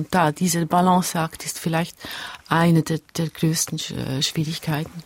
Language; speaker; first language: German; early bilingual, other home language; Hungarian